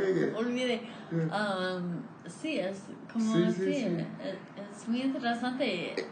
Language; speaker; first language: Spanish; non-native, fluent; English